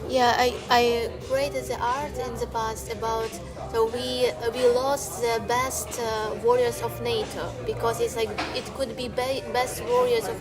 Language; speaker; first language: English; non-native, learner; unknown